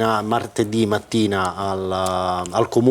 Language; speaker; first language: Italian; native; Italian